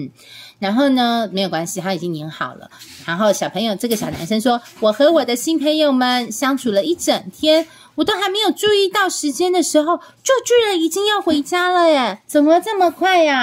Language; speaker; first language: Chinese; native; Chinese